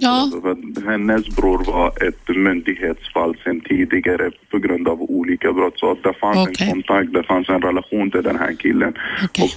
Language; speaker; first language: Swedish; early bilingual, other home language; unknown